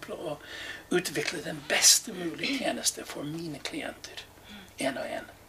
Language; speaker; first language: Norwegian; non-native, fluent; English